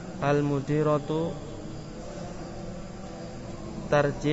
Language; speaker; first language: Arabic; non-native, learner; Indonesian